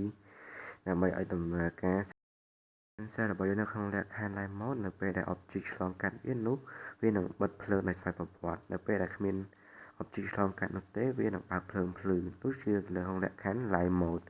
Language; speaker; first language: Khmer; native; Khmer